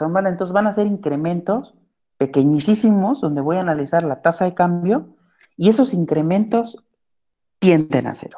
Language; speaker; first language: Spanish; native; Spanish